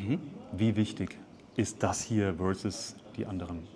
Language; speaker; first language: German; native; German